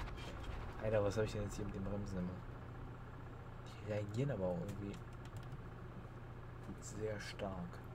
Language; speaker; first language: German; native; German